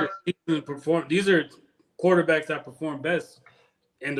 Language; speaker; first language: English; native; English